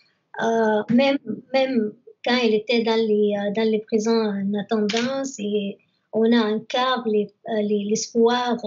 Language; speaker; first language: French; non-native, learner; Arabic